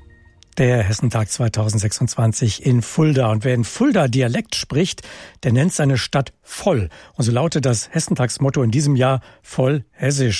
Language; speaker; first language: German; native; German